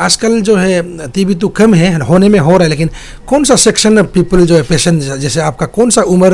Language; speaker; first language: Hindi; non-native, local second language; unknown